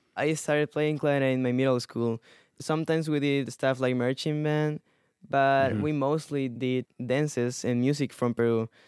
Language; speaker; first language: English; non-native, fluent; Spanish